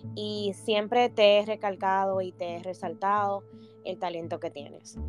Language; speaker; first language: Spanish; native; Spanish